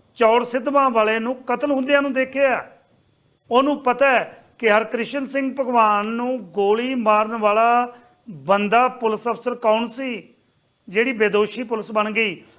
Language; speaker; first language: Punjabi; native; Punjabi